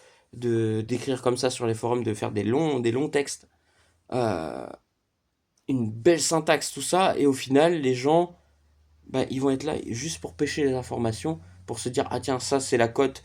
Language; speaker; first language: French; native; French